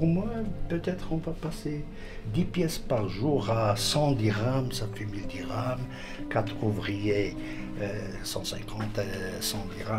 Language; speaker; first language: French; non-native, local second language; Arabic